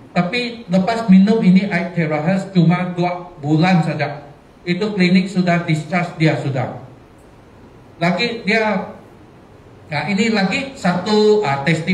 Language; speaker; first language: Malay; non-native, local second language; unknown